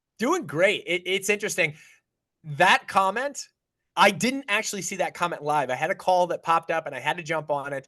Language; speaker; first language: English; native; English